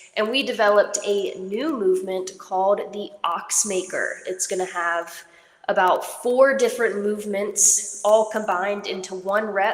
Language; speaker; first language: English; native; English